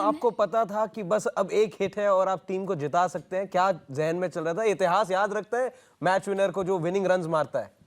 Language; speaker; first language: Hindi; native; Hindi